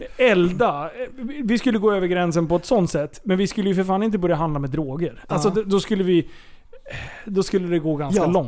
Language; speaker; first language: Swedish; native; Swedish